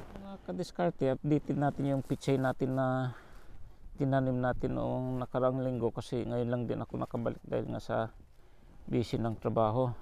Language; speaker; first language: Filipino; non-native, local second language; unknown